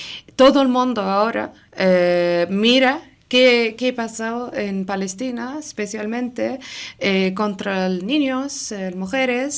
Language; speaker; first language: Spanish; non-native, learner; Arabic